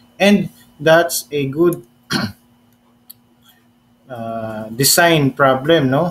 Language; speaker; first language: English; non-native, local second language; Filipino